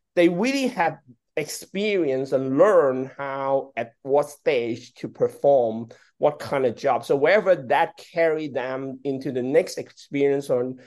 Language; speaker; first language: English; non-native, local second language; Cantonese